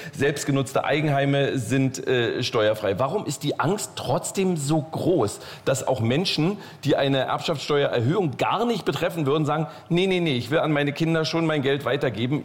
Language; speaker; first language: German; native; German